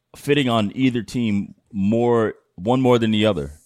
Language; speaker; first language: English; native; English